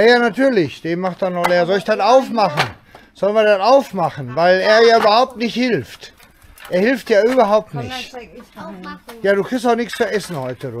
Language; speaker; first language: German; native; German